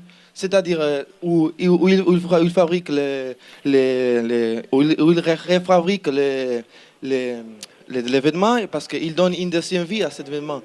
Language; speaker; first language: French; non-native, learner; Spanish